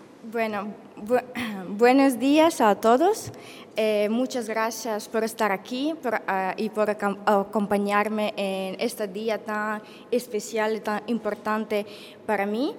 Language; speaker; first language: Spanish; non-native, learner; Ukrainian